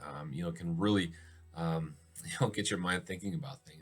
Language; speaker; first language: English; native; English